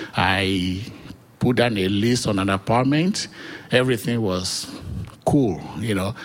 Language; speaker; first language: English; non-native, local second language; Yoruba